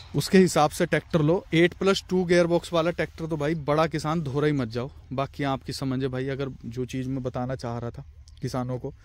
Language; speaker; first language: Hindi; native; Hindi